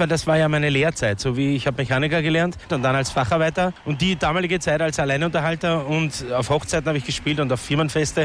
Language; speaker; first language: German; native; German